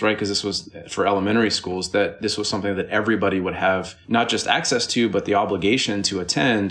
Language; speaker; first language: English; native; English